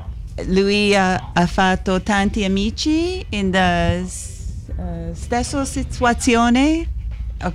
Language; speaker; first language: Italian; non-native, learner; English